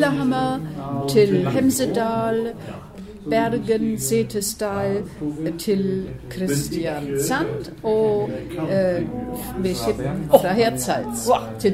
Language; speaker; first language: Norwegian; non-native, learner; German